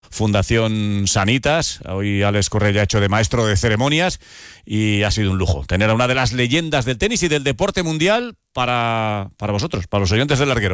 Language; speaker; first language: Spanish; native; Spanish